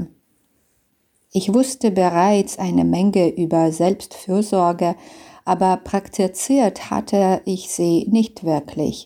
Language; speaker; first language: German; non-native, fluent; Belarusian